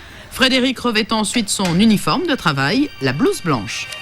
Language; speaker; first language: French; native; French